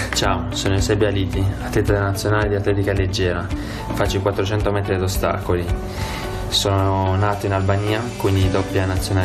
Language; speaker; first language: Italian; early bilingual, other home language; Albanian